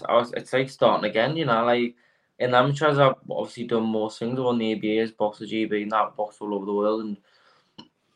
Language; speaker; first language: English; native; English